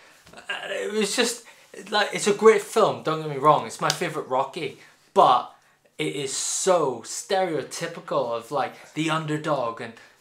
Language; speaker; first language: English; native; English